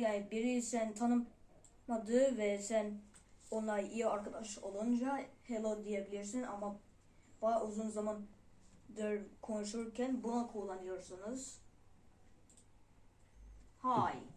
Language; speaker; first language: Turkish; non-native, learner; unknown